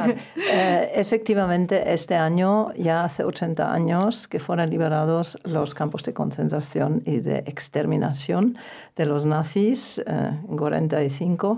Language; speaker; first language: Spanish; non-native, fluent; German